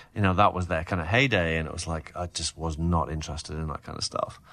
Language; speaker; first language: English; native; English